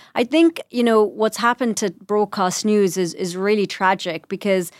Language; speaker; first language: English; native; English